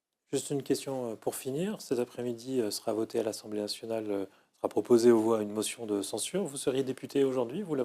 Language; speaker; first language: French; native; French